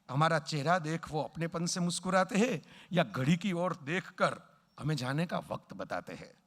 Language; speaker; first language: Hindi; non-native, local second language; Gujarati